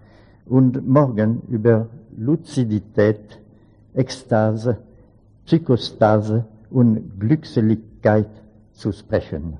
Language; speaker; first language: German; non-native, learner; French